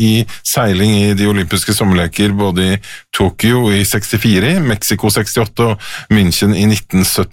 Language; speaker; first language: Norwegian; native; Norwegian